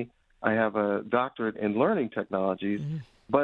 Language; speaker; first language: English; native; English